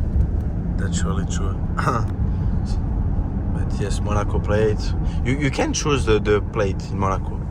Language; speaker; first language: English; non-native, learner; French